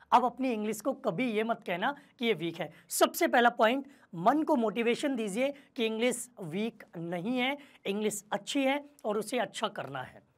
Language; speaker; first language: Hindi; native; Hindi